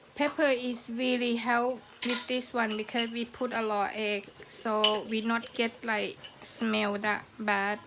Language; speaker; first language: English; non-native, learner; Thai